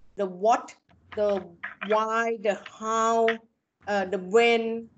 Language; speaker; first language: English; non-native, fluent; Thai